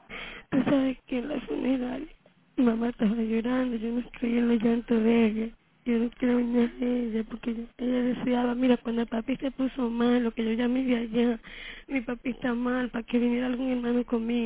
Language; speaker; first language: Spanish; native; Spanish